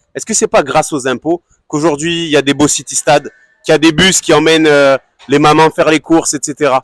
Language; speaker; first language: French; native; French